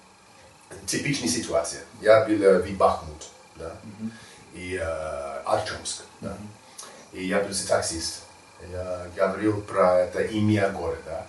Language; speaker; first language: Russian; non-native, learner; English